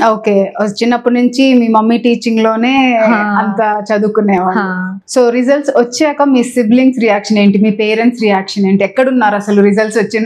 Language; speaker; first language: Telugu; native; Telugu